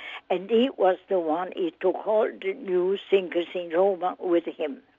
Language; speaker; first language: English; non-native, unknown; Italian